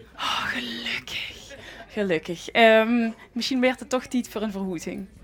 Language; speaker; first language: Dutch; non-native, local second language; Limburgish